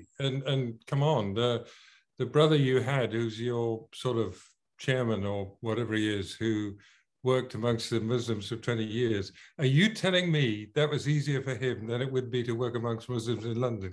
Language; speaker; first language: English; native; English